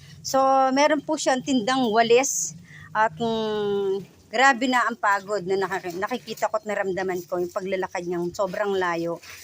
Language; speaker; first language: Filipino; non-native, local second language; Bikol